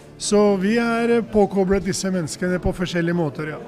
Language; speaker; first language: Swedish; non-native, fluent; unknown